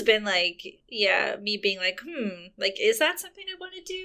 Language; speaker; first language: English; native; English